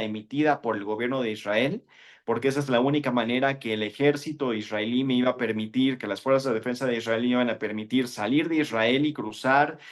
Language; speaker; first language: Spanish; native; Spanish